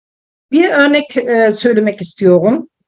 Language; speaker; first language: Turkish; non-native, learner; German